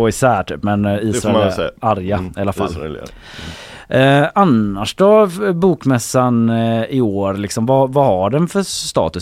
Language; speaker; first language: Swedish; native; Swedish